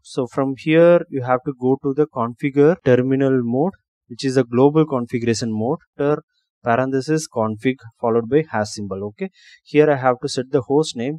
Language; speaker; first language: English; non-native, local second language; Tamil